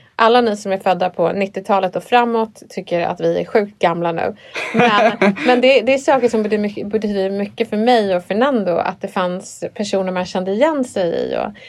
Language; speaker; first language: Swedish; native; Swedish